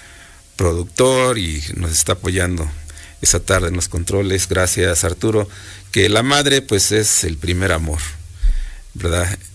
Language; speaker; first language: Spanish; native; Spanish